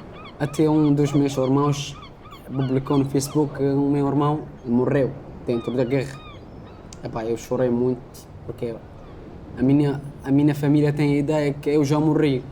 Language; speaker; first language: Portuguese; non-native, learner; Arabic